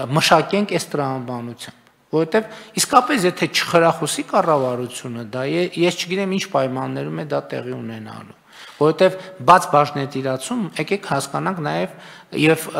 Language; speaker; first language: Armenian; native; Armenian